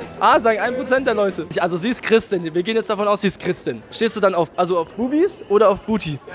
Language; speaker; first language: German; early bilingual, other home language; Polish